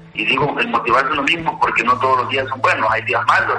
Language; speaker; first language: Spanish; native; Spanish